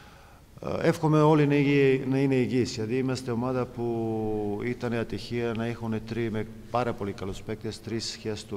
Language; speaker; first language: Greek; non-native, fluent; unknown